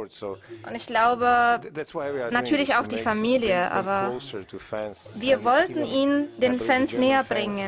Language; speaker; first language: German; non-native, fluent; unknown